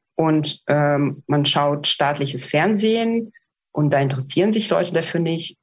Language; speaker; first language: German; non-native, fluent; Russian